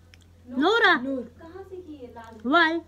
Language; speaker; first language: English; non-native, learner; Cebuano